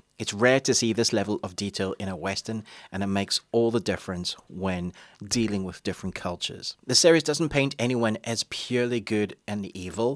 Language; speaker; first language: English; native; English